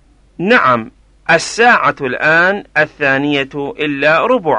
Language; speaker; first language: Arabic; non-native, fluent; Persian